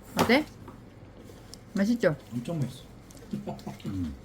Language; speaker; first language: Korean; non-native, learner; Vietnamese